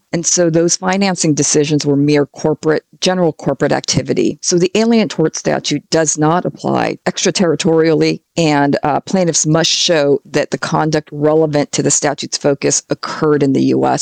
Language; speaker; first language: English; native; English